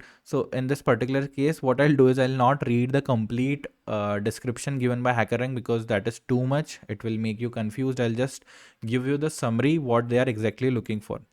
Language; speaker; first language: English; non-native, local second language; Hindi